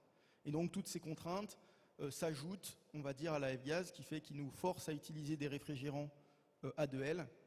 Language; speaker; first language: French; native; French